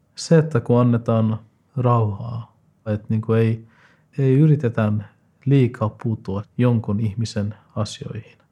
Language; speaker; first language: Finnish; non-native, fluent; Persian